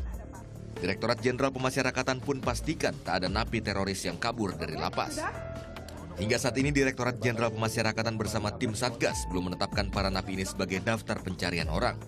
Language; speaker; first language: Indonesian; native; Indonesian